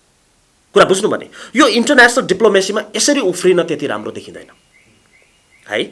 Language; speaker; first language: Nepali; native; Nepali